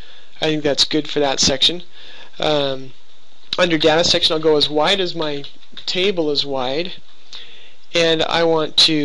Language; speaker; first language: English; native; English